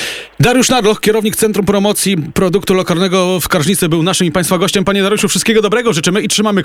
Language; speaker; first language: Polish; native; Polish